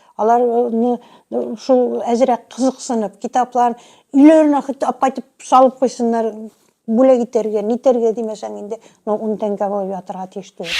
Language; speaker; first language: Tatar; native; Tatar